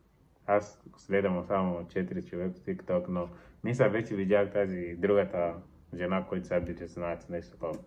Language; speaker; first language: Bulgarian; non-native, learner; Portuguese